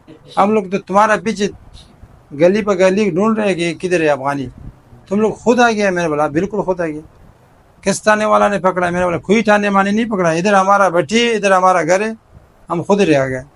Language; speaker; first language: Hindi; non-native, fluent; Pashto